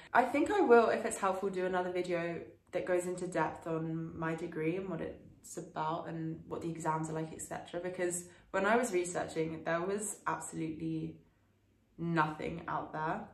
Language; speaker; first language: English; early bilingual, other home language; French